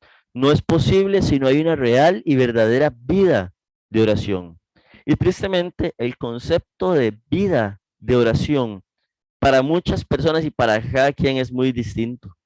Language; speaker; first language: Spanish; native; Spanish